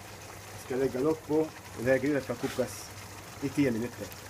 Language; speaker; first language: Swedish; non-native, fluent; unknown